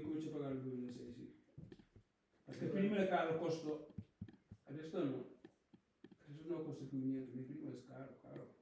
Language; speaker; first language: Italian; non-native, learner; Punjabi